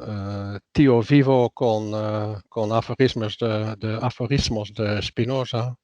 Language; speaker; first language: Spanish; non-native, fluent; Dutch